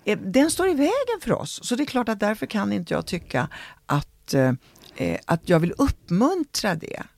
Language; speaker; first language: Swedish; early bilingual, other home language; Italian